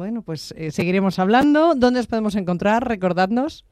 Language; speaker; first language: Spanish; native; Spanish